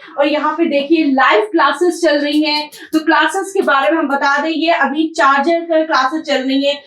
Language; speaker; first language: Hindi; native; Hindi